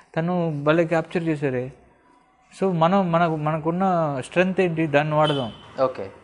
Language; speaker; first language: Telugu; native; Telugu